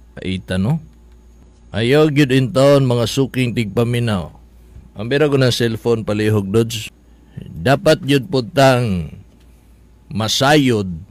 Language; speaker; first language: Cebuano; native; Cebuano